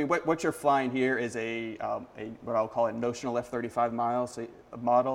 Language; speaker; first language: English; native; English